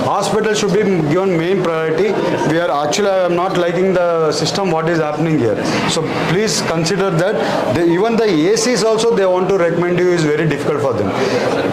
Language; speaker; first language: English; non-native, local second language; Telugu